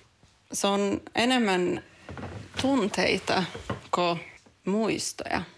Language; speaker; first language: Finnish; early bilingual, heritage; Finnish